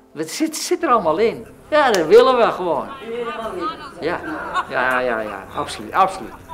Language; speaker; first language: Dutch; native; Dutch